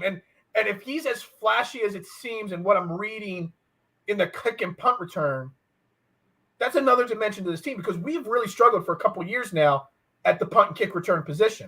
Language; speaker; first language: English; native; English